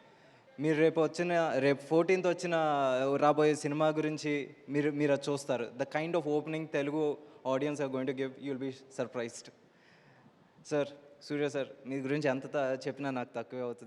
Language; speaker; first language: Telugu; native; Telugu